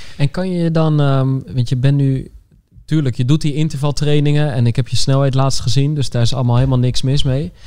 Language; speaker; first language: Dutch; native; Dutch